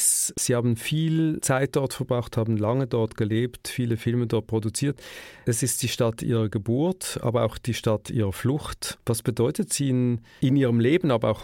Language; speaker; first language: German; native; German